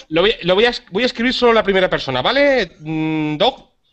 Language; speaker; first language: Spanish; native; Spanish